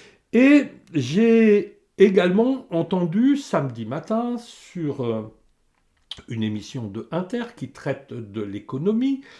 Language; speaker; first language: French; native; French